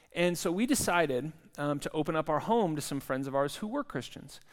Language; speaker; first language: English; native; English